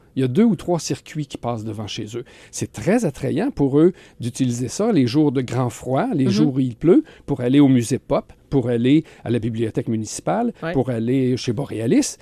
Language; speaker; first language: French; native; French